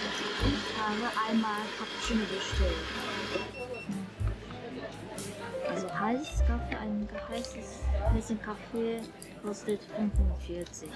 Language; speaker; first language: German; non-native, learner; Japanese